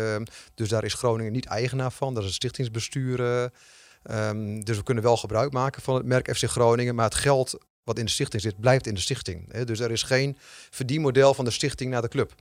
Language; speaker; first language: Dutch; native; Dutch